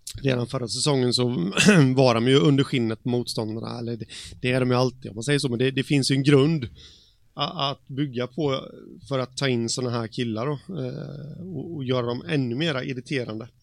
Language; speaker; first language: Swedish; native; Swedish